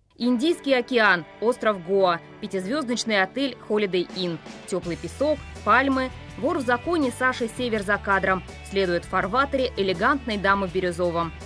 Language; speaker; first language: Russian; native; Russian